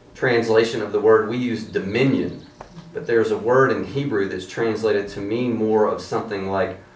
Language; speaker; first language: English; native; English